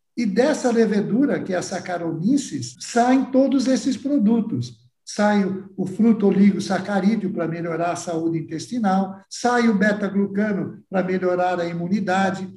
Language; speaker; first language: Portuguese; early bilingual, other home language; Italian